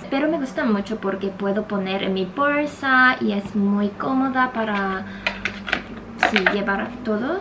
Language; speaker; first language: Spanish; non-native, learner; Korean